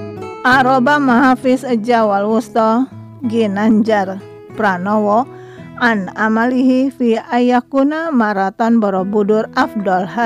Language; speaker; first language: Arabic; non-native, learner; Indonesian